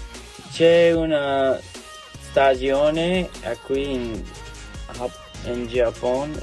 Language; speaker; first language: Italian; non-native, learner; English